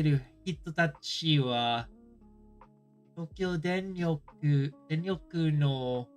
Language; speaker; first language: Japanese; non-native, learner; English